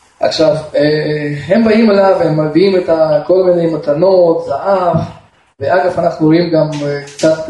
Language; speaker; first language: Hebrew; non-native, fluent; Russian